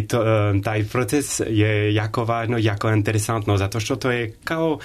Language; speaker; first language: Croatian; non-native, learner; French